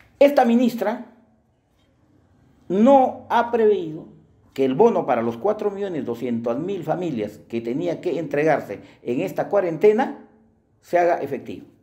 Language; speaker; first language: Spanish; native; Spanish